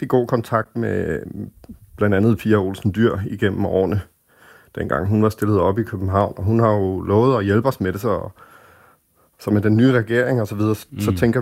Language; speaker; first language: Danish; native; Danish